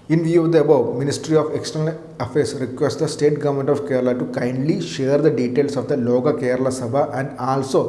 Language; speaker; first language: English; non-native, local second language; Malayalam